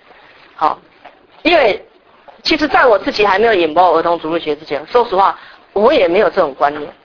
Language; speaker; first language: Chinese; native; Chinese